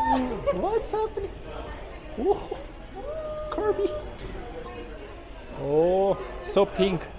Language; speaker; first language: English; non-native, fluent; Japanese